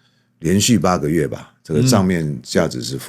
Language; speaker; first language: Chinese; native; Chinese